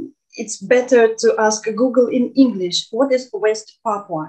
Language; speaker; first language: English; non-native, fluent; Russian